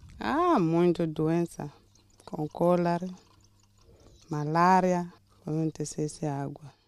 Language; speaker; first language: Portuguese; non-native, local second language; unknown